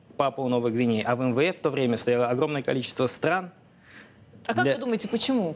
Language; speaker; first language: Russian; native; Russian